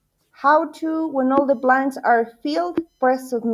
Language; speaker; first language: English; non-native, fluent; Spanish